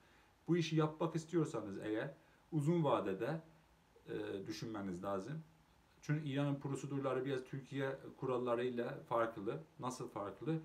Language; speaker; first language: Turkish; non-native, local second language; Azerbaijani